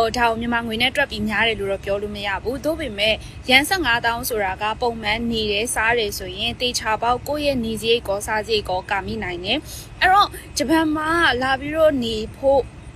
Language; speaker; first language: Burmese; native; Burmese